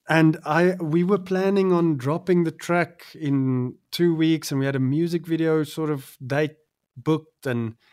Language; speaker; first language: English; non-native, local second language; Afrikaans